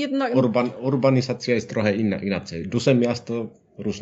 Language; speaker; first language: Polish; non-native, learner; Finnish